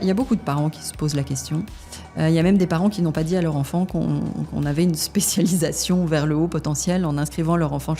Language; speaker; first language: French; native; French